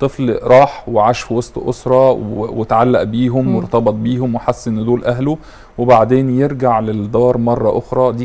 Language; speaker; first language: Arabic; native; Arabic